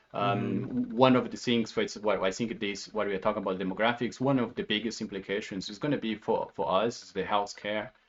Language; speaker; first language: English; non-native, fluent; Portuguese